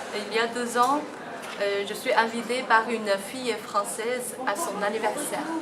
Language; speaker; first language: French; non-native, fluent; Chinese